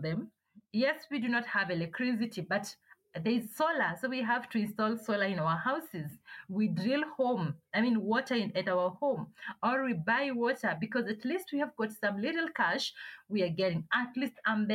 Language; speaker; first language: English; non-native, local second language; Masai